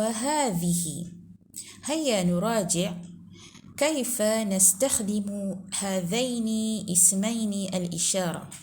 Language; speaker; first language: Arabic; non-native, fluent; Malay